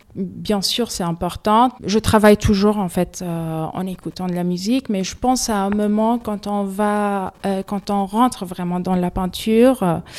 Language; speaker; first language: French; non-native, fluent; Arabic